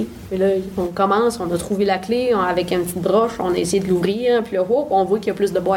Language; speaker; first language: French; native; French